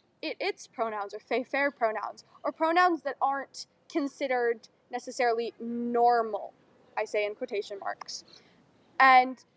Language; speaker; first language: English; native; English